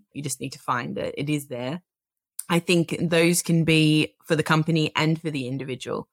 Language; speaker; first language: English; native; English